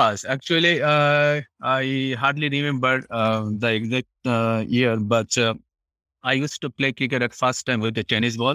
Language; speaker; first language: English; non-native, local second language; Bangla